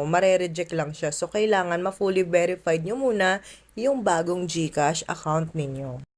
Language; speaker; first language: Filipino; native; Filipino